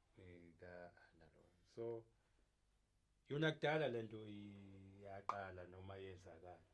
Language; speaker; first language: Zulu; native; Zulu